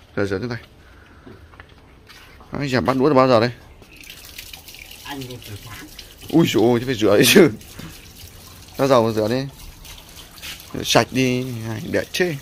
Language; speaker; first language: Vietnamese; native; Vietnamese